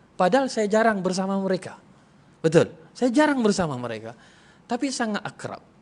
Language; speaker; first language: Malay; non-native, local second language; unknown